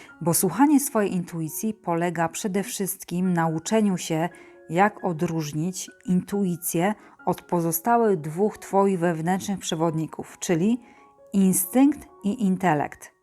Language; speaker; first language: Polish; native; Polish